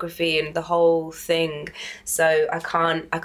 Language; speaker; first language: English; native; English